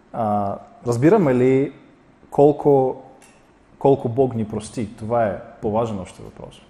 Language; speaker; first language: Bulgarian; non-native, fluent; Russian